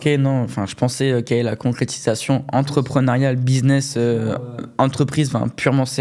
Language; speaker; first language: French; native; French